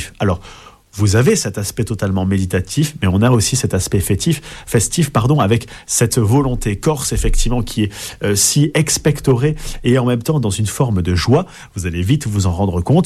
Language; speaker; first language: French; native; French